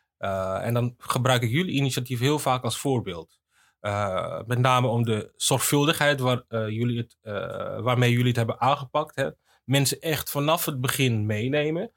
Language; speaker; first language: Dutch; native; Dutch